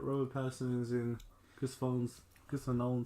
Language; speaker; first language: English; native; English